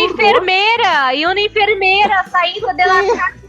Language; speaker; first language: Spanish; non-native, learner; Portuguese